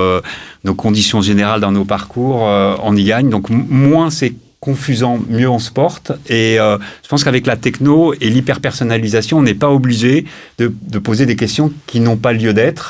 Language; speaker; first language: French; native; French